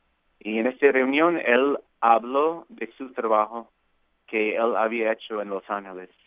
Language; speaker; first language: Spanish; non-native, fluent; English